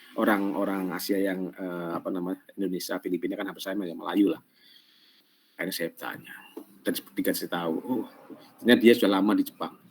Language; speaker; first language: Indonesian; non-native, local second language; Javanese